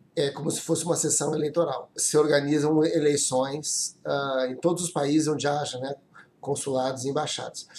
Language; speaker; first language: Portuguese; native; Portuguese